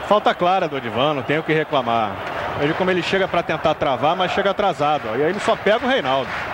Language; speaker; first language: Portuguese; native; Portuguese